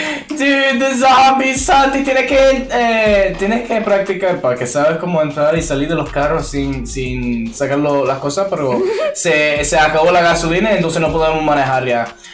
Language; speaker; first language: Spanish; native; Spanish